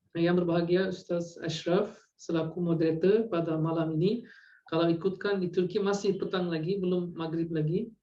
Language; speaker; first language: Malay; non-native, fluent; Turkish